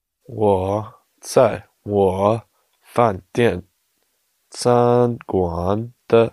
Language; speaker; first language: Chinese; non-native, learner; English